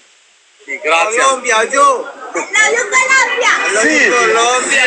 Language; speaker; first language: Italian; non-native, learner; Albanian